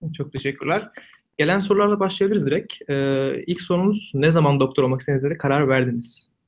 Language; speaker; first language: Turkish; native; Turkish